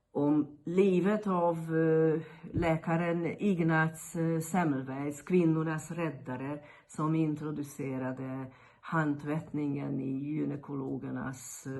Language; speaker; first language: Swedish; non-native, fluent; Hungarian